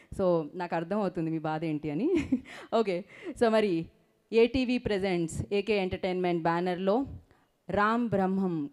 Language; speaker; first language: Telugu; native; Telugu